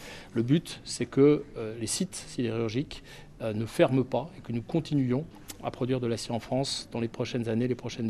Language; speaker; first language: French; native; French